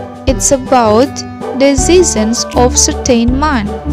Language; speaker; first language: English; non-native, fluent; Indonesian